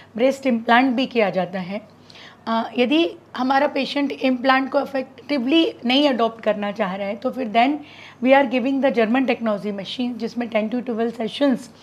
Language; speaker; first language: Hindi; native; Hindi